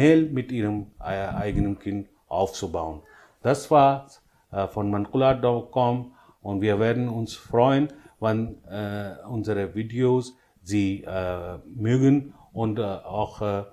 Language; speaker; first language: German; non-native, learner; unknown